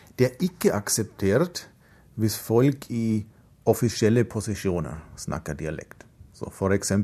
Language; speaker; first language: Norwegian; non-native, fluent; German